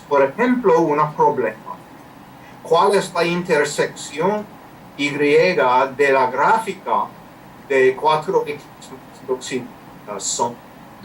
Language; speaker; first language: Spanish; non-native, fluent; English